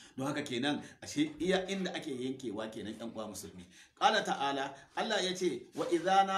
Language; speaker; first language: Hausa; non-native, local second language; Fula